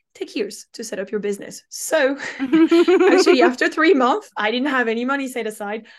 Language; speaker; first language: English; non-native, fluent; French